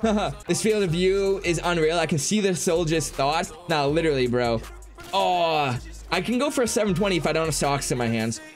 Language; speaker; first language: English; native; English